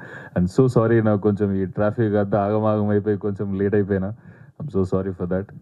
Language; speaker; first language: Telugu; native; Telugu